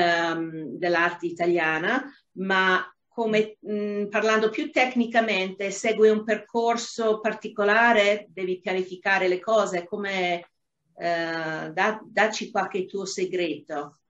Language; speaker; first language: Italian; non-native, fluent; English